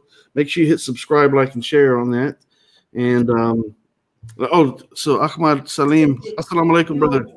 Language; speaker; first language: English; native; English